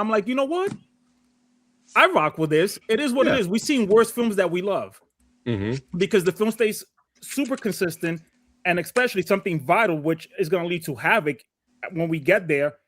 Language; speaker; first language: English; native; English